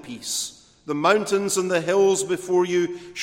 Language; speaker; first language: English; native; English